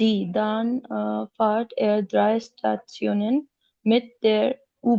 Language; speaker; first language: German; non-native, learner; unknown